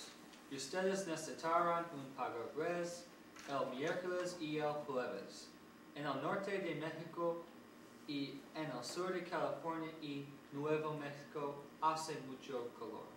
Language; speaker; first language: Spanish; non-native, learner; English